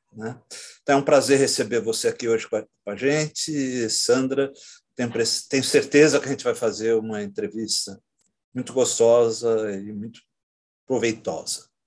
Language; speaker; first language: Portuguese; native; Portuguese